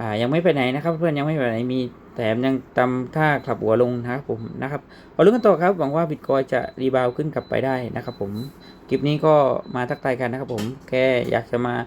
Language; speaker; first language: Thai; native; Thai